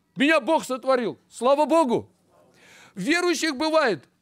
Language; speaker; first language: Russian; native; Russian